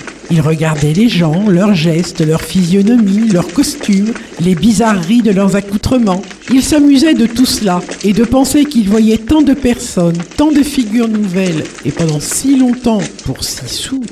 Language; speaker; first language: French; native; French